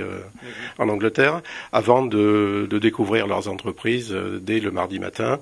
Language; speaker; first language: French; native; French